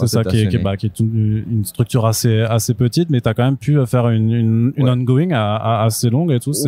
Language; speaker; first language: French; native; French